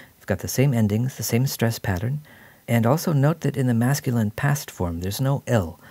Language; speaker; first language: English; native; English